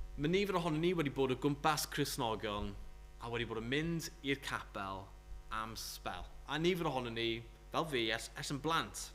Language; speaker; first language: Welsh; native; Welsh